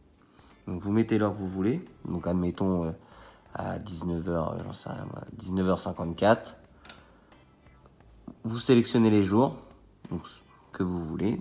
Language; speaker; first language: French; native; French